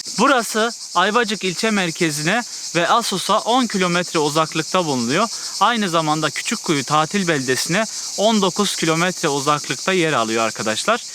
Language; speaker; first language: Turkish; native; Turkish